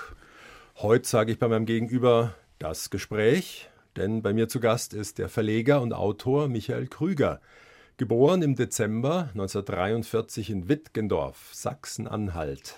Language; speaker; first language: German; native; German